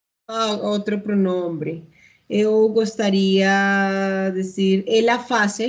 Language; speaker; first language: Portuguese; non-native, learner; Spanish